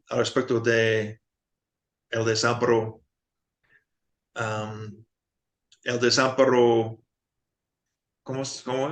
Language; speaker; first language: Spanish; non-native, fluent; English